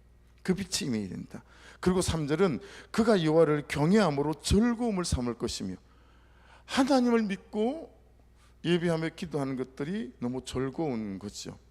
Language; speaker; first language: Korean; native; Korean